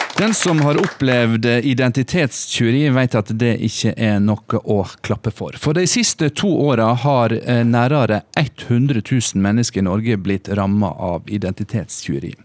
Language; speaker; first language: Norwegian; native; Norwegian